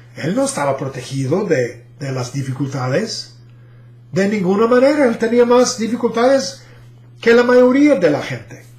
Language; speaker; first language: Spanish; non-native, fluent; English